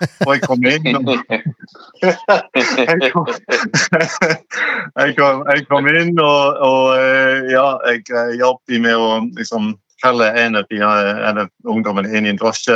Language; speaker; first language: Norwegian; non-native, fluent; English